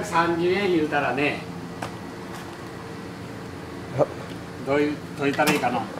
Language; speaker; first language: Japanese; native; Japanese